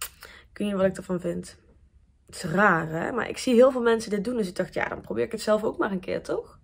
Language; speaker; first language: Dutch; native; Dutch